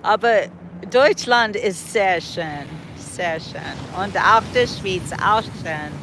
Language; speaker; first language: German; non-native, fluent; English